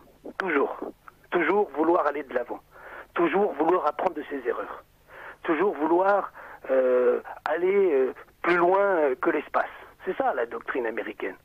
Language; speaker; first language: French; native; French